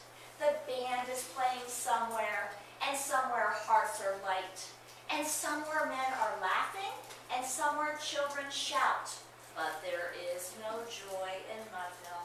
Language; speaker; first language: English; native; English